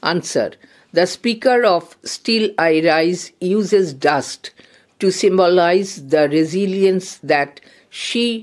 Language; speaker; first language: English; non-native, local second language; Bangla